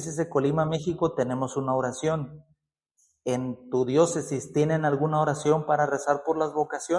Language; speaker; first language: Spanish; native; Spanish